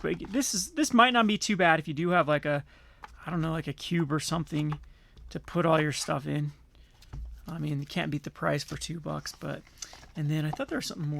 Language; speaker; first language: English; native; English